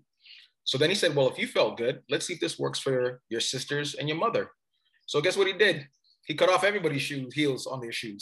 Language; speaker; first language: English; early bilingual, other home language; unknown